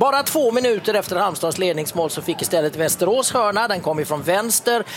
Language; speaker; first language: Swedish; native; Swedish